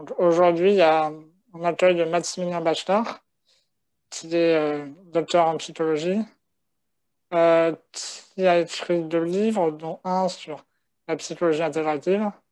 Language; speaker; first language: French; native; French